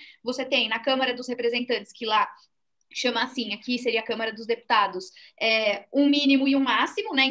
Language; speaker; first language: Portuguese; native; Portuguese